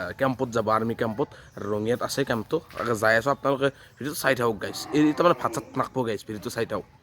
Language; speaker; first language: Assamese; native; Assamese